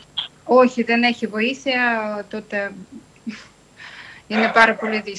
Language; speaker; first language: Greek; non-native, fluent; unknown